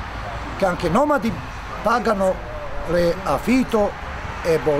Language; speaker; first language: Italian; non-native, learner; Romany